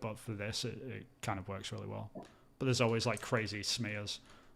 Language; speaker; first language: English; native; English